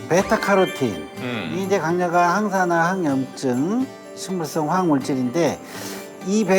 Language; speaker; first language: Korean; native; Korean